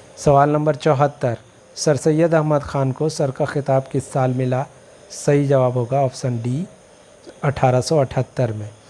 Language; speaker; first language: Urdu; native; Urdu